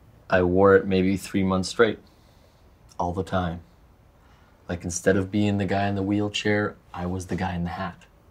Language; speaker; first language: English; native; English